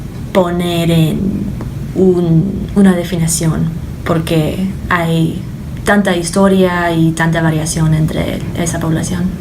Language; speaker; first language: Spanish; early bilingual, heritage; Spanish